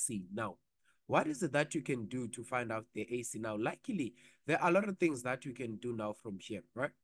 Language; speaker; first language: English; non-native, local second language; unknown